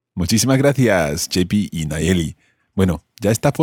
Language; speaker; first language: Spanish; non-native, fluent; English